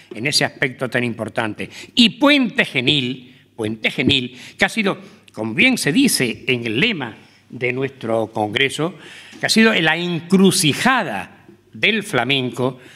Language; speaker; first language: Spanish; native; Spanish